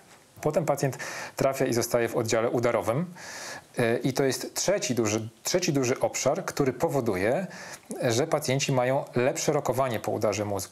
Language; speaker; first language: Polish; native; Polish